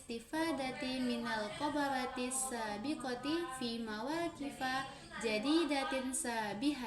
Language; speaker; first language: Arabic; non-native, learner; Indonesian